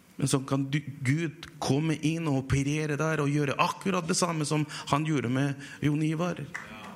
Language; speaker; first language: Norwegian; non-native, fluent; Spanish